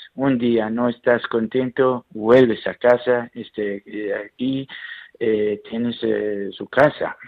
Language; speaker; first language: Spanish; non-native, learner; Arabic